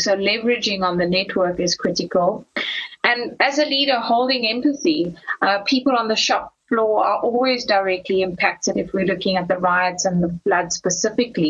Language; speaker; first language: English; native; English